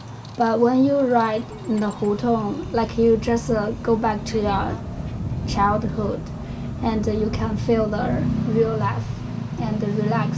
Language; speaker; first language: English; non-native, learner; Chinese